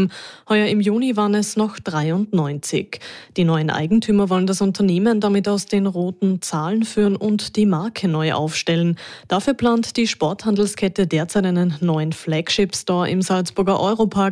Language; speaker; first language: German; native; German